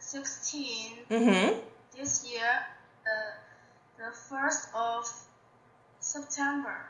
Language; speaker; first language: English; non-native, learner; Chinese